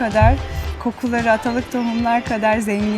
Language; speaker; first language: Turkish; native; Turkish